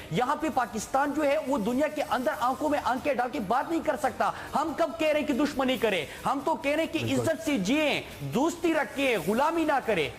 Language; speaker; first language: Urdu; non-native, local second language; Pashto